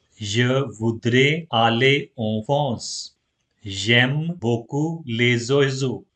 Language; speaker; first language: French; non-native, fluent; Hindi